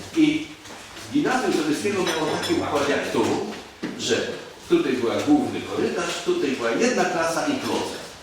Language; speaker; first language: Polish; native; Polish